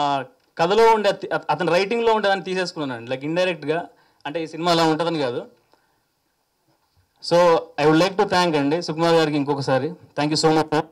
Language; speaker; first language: Telugu; native; Telugu